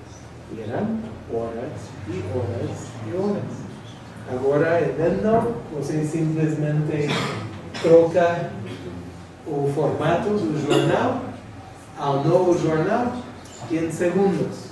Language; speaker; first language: Portuguese; non-native, fluent; English